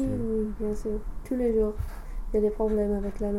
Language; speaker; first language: French; non-native, fluent; English